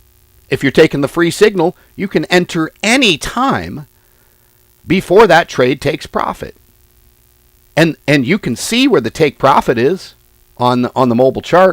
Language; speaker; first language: English; native; English